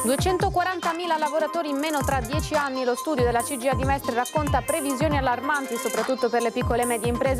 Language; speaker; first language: Italian; native; Italian